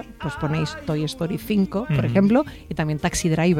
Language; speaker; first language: Spanish; native; Spanish